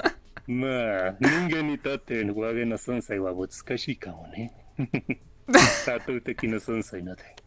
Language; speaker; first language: Japanese; non-native, learner; English